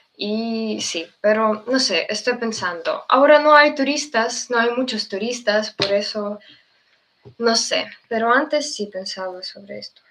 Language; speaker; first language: Spanish; non-native, fluent; Russian